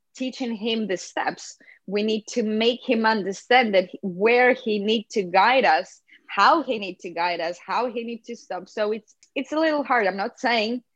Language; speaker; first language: English; non-native, fluent; Russian